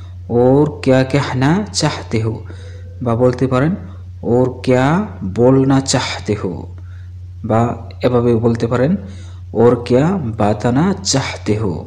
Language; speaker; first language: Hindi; non-native, fluent; Bangla